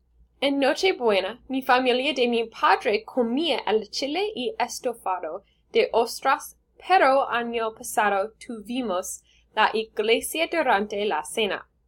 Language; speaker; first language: Spanish; non-native, learner; English